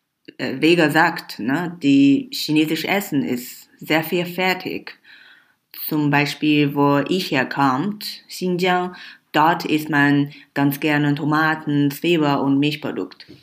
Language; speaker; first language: German; non-native, fluent; Chinese